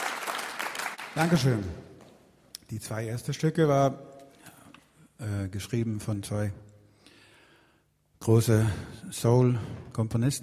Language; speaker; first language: German; non-native, learner; Swedish